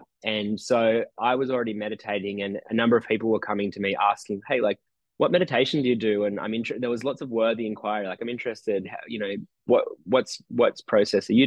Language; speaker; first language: English; native; English